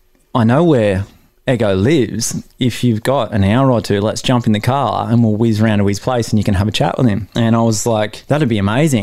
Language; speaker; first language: English; native; English